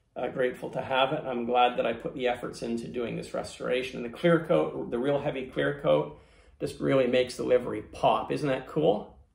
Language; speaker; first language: English; native; English